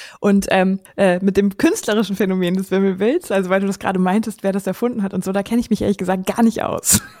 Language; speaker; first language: German; native; German